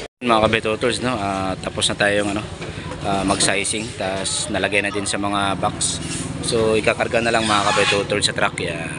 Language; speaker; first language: Filipino; non-native, local second language; Cebuano